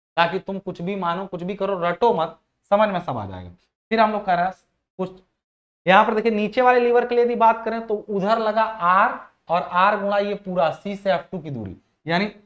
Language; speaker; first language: Hindi; native; Hindi